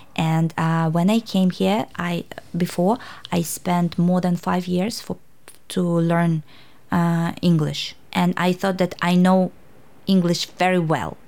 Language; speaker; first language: English; non-native, fluent; Uzbek